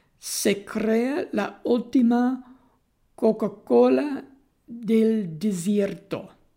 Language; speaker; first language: Spanish; non-native, learner; English